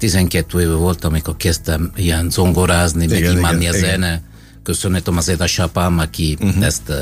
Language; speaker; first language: Hungarian; non-native, fluent; Italian